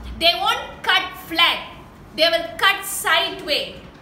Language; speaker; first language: English; non-native, local second language; Tamil